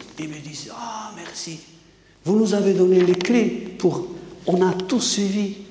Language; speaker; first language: French; non-native, local second language; Basque